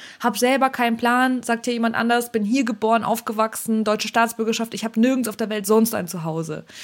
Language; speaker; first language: German; early bilingual, other home language; Russian